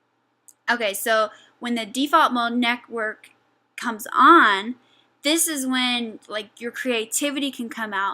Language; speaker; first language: English; native; English